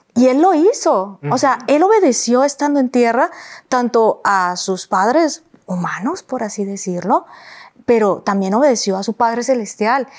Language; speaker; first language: Spanish; native; Spanish